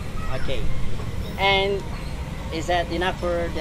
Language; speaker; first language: English; non-native, learner; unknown